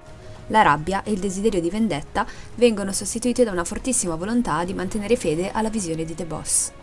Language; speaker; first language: Italian; native; Italian